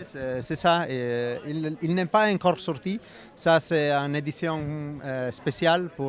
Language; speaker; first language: French; non-native, fluent; Italian